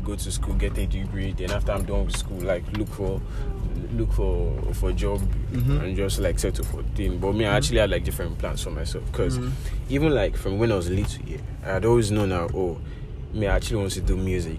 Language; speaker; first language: English; non-native, local second language; Yoruba